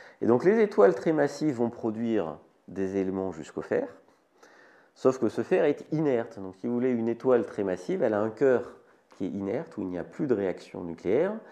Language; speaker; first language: French; native; French